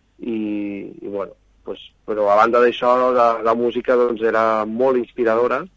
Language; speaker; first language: Catalan; native; Catalan